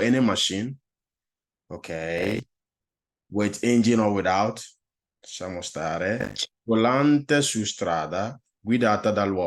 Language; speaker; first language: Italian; non-native, fluent; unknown